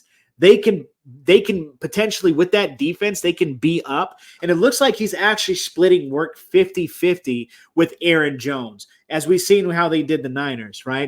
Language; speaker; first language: English; native; English